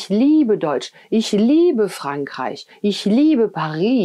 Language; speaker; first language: German; non-native, fluent; French